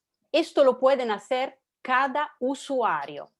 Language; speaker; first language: Spanish; non-native, fluent; Italian